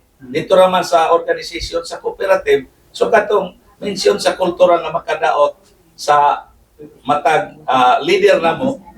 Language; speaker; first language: Cebuano; non-native, local second language; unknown